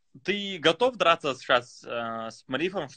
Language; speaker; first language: Russian; native; Russian